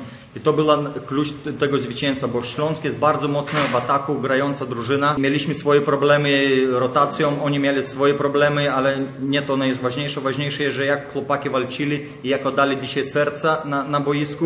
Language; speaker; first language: Polish; non-native, fluent; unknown